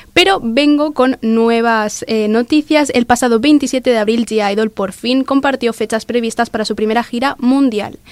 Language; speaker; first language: Spanish; native; Spanish